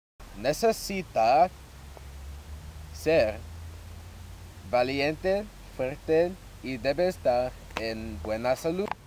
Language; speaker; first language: Spanish; non-native, learner; English